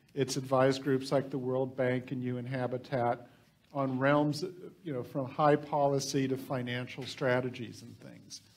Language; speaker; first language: English; native; English